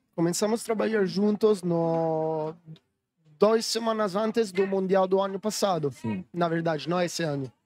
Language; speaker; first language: Portuguese; non-native, learner; Italian